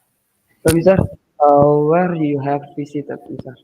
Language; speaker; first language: English; non-native, learner; Indonesian